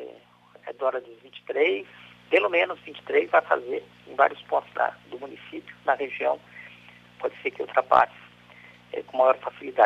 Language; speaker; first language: Portuguese; native; Portuguese